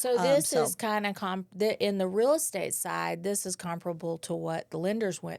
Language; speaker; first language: English; native; English